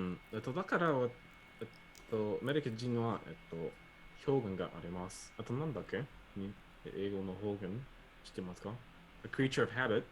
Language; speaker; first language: Japanese; non-native, learner; English